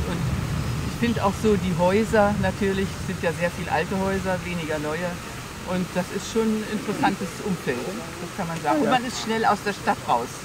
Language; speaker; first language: German; native; German